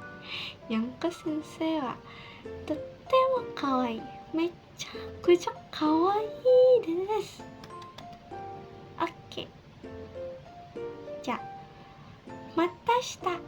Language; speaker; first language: Japanese; non-native, learner; Indonesian